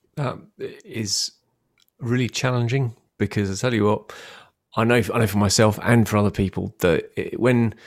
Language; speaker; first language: English; native; English